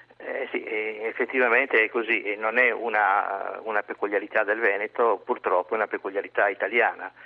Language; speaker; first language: Italian; native; Italian